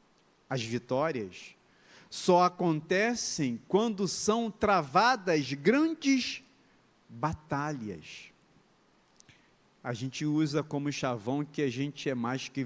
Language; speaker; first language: Portuguese; native; Portuguese